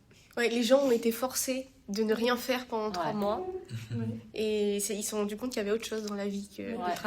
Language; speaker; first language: French; native; French